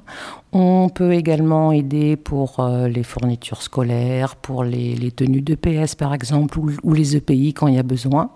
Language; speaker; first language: French; native; French